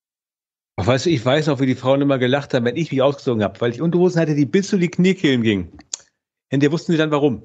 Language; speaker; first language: German; native; German